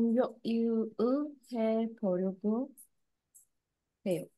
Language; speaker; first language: Korean; non-native, learner; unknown